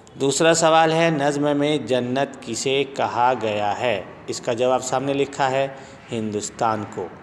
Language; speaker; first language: Urdu; native; Urdu